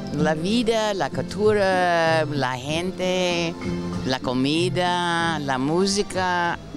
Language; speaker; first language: Spanish; non-native, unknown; English